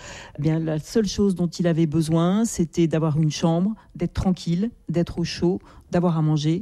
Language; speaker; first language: French; native; French